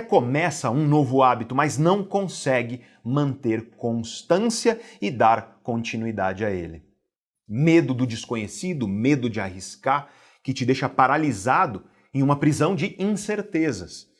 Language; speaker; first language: Portuguese; native; Portuguese